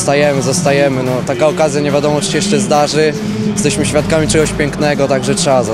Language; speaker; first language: Polish; native; Polish